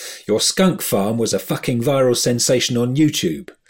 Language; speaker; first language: English; native; English